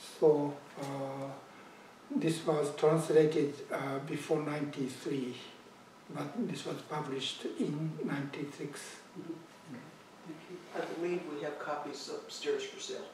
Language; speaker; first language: English; non-native, fluent; Japanese